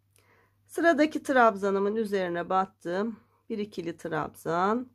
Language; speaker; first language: Turkish; native; Turkish